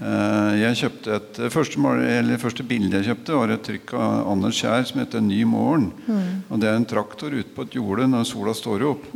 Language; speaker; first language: Norwegian; native; Norwegian